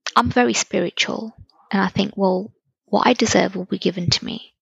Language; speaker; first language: English; native; English